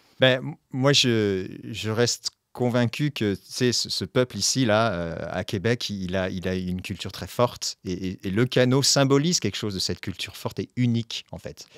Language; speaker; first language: French; native; French